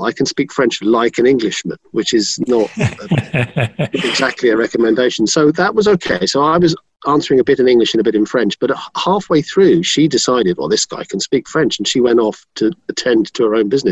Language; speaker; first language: English; native; English